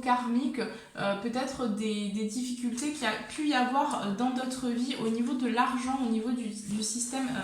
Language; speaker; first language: French; native; French